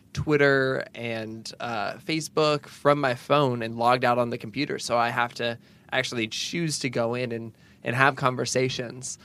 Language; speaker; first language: English; native; English